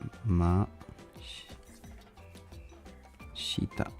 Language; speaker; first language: Japanese; non-native, learner; English